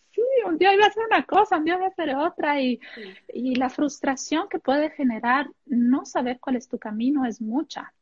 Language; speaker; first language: Spanish; non-native, fluent; Italian